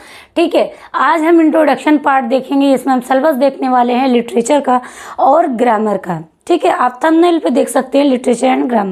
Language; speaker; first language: Hindi; native; Hindi